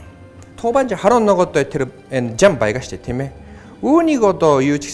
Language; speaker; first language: Mongolian; non-native, fluent; Japanese